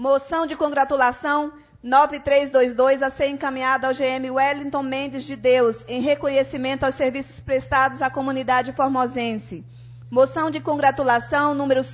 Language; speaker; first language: Portuguese; native; Portuguese